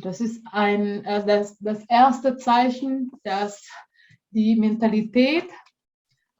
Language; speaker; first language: German; non-native, fluent; Indonesian